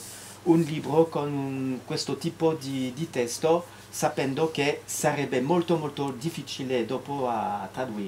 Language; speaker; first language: Italian; non-native, fluent; French